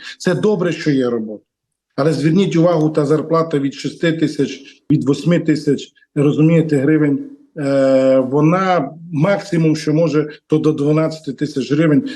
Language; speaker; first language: Ukrainian; non-native, local second language; Romany